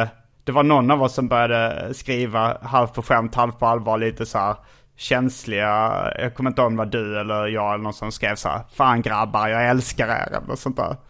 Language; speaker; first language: Swedish; native; Swedish